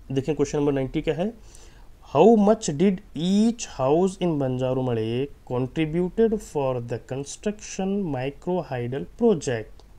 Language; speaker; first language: Urdu; native; Urdu